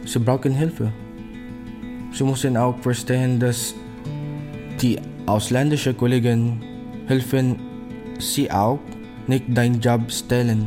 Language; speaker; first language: German; non-native, learner; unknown